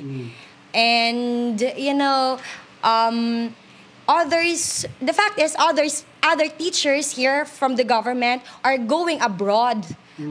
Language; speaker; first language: English; non-native, local second language; Hiligaynon